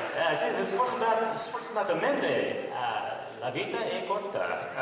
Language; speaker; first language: Italian; non-native, learner; English